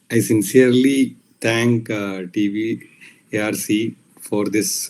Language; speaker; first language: English; non-native, local second language; Malayalam